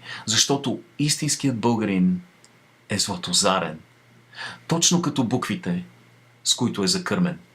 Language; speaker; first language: Bulgarian; native; Bulgarian